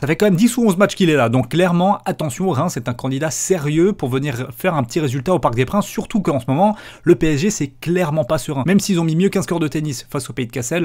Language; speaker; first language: French; native; French